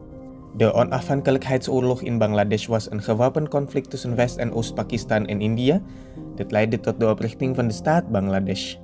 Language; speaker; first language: Dutch; non-native, fluent; Indonesian